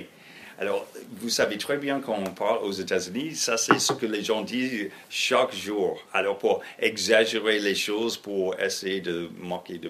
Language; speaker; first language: French; non-native, fluent; English